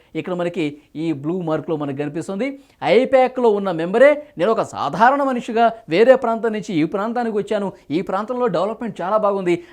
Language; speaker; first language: Telugu; native; Telugu